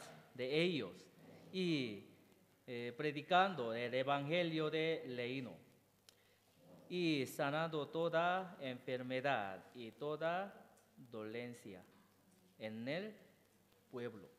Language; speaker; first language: Spanish; non-native, learner; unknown